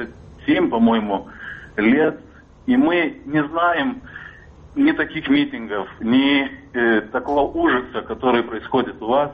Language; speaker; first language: Russian; non-native, fluent; Lithuanian